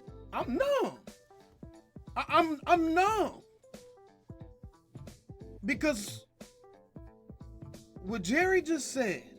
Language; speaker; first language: English; native; English